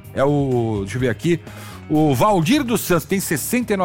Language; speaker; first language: Portuguese; native; Portuguese